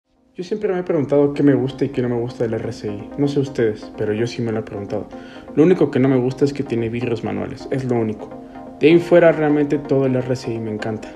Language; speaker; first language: Spanish; native; Spanish